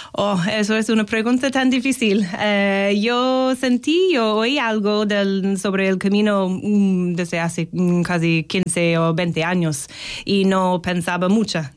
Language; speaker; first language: Spanish; non-native, learner; English